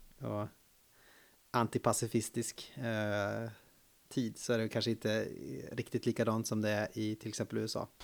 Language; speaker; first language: Swedish; native; Swedish